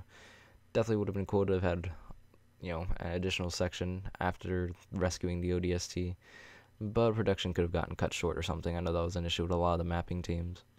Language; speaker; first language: English; native; English